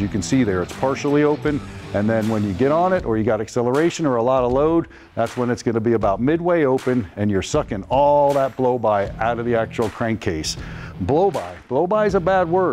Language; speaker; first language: English; native; English